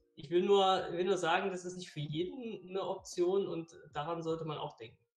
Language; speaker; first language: German; native; German